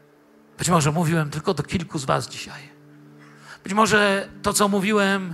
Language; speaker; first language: Polish; native; Polish